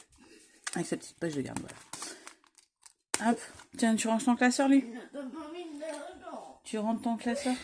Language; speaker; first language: French; native; French